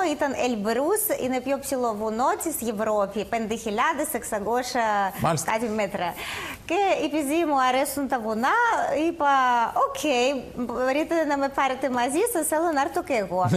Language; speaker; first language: Greek; non-native, learner; Russian